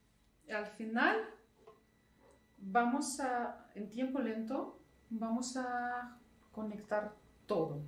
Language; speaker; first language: Spanish; non-native, fluent; Russian